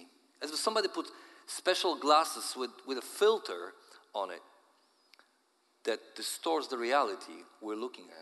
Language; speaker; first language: English; non-native, fluent; Polish